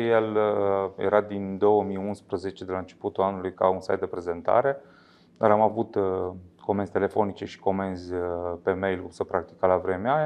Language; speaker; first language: Romanian; native; Romanian